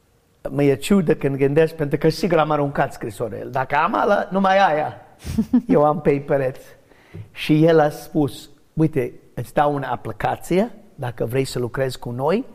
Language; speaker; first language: Romanian; non-native, learner; English